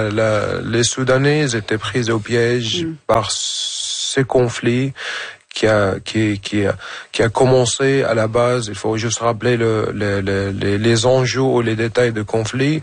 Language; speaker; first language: French; non-native, fluent; Arabic